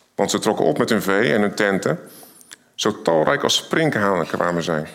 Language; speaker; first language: Dutch; native; Dutch